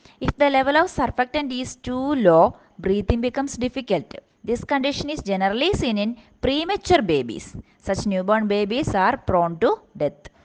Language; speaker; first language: English; non-native, local second language; Malayalam